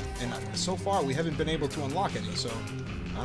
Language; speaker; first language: English; native; English